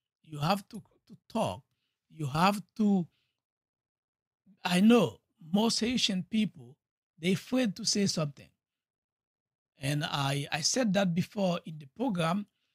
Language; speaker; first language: English; non-native, fluent; Haitian Creole